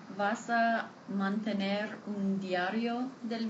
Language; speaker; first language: Spanish; non-native, fluent; English